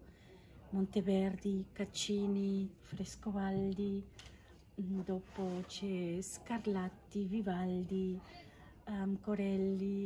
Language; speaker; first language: Italian; non-native, fluent; Catalan